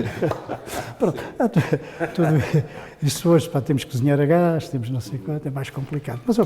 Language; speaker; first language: Portuguese; native; Portuguese